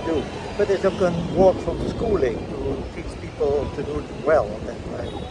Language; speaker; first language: English; non-native, learner; Dutch